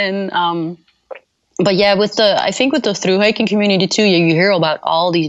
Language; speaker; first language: English; non-native, fluent; Dutch